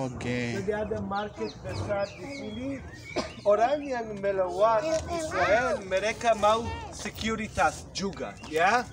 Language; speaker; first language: Indonesian; non-native, learner; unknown